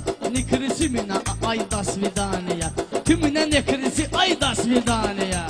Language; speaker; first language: Russian; non-native, learner; Azerbaijani